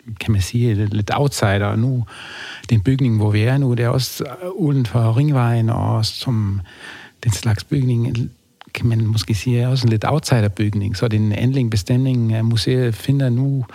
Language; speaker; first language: Danish; non-native, fluent; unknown